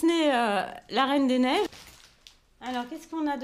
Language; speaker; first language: French; native; French